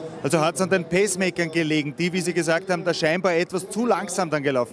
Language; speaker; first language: German; native; German